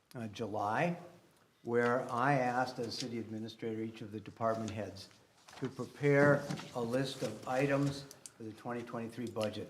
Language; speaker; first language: English; native; English